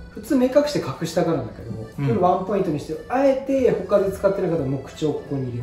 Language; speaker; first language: Japanese; native; Japanese